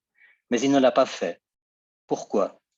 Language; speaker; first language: French; native; French